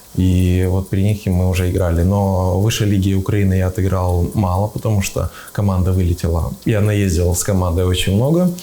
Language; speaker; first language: Russian; native; Russian